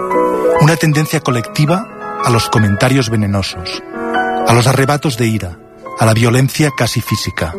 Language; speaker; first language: Spanish; native; Spanish